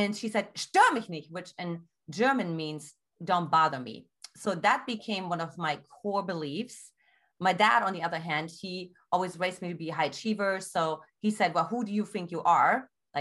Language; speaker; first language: English; non-native, fluent; German